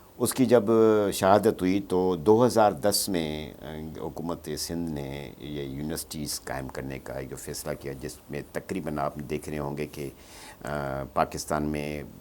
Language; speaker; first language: Urdu; non-native, local second language; Sindhi